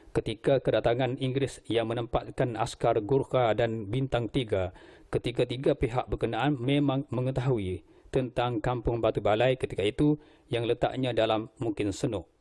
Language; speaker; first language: Malay; native; Malay